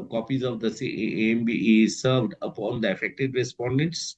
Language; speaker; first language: English; non-native, local second language; Bangla